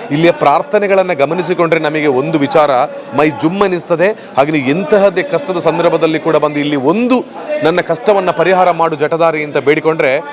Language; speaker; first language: Kannada; native; Kannada